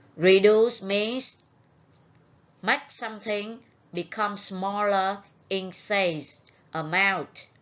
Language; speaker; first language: English; non-native, fluent; Vietnamese